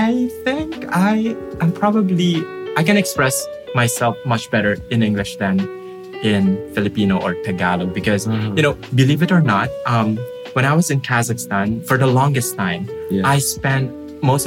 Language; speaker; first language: English; non-native, local second language; Filipino